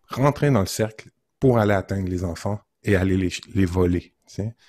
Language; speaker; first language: French; native; French